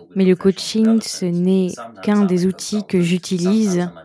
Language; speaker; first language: French; non-native, fluent; Swedish